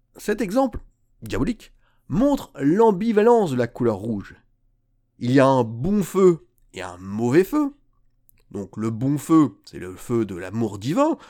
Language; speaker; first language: French; native; French